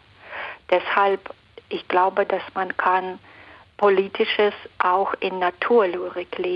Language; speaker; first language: German; non-native, fluent; Belarusian